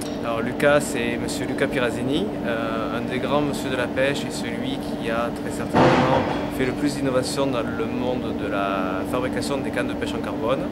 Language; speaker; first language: French; native; French